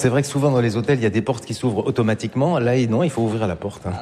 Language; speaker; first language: French; native; French